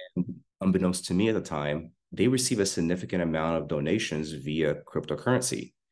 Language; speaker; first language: English; native; English